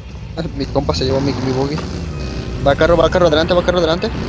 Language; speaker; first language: Spanish; native; Spanish